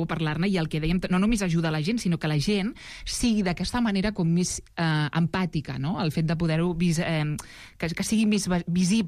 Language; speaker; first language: Catalan; native; Catalan